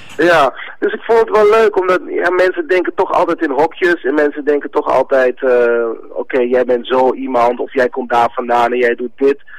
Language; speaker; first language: Dutch; early bilingual, other home language; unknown